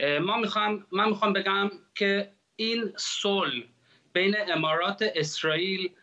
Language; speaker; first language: Persian; early bilingual, heritage; Persian